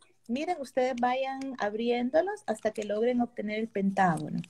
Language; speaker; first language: Spanish; native; Spanish